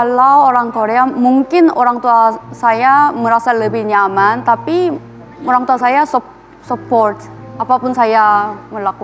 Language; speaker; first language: Indonesian; non-native, fluent; Korean